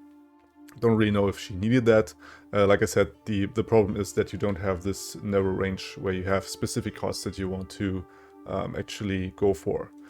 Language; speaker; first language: English; non-native, fluent; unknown